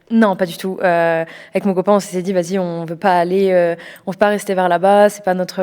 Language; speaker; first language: French; native; French